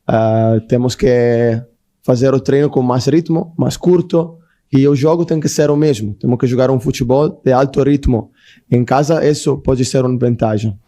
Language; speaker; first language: Portuguese; non-native, fluent; Italian